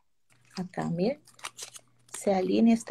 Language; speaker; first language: Spanish; native; Spanish